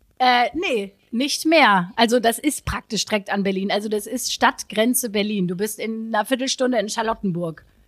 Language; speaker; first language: German; native; German